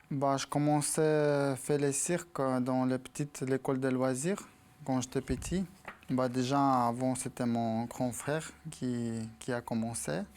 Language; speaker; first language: French; non-native, fluent; Ukrainian